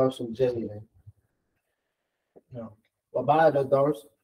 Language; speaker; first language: Arabic; non-native, learner; English